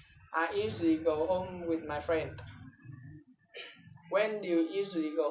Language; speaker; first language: English; non-native, learner; Vietnamese